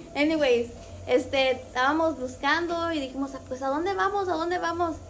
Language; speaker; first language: Spanish; early bilingual, heritage; Spanish